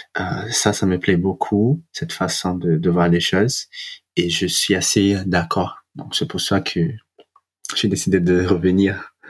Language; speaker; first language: French; non-native, fluent; Portuguese